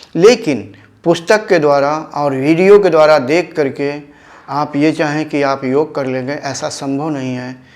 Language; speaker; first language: Hindi; native; Hindi